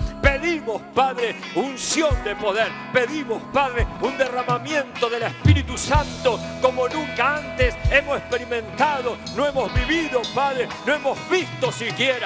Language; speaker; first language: Spanish; native; Spanish